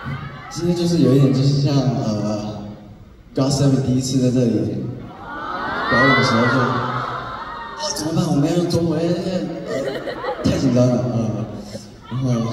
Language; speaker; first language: Chinese; early bilingual, heritage; English